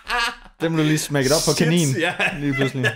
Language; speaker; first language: Danish; native; Danish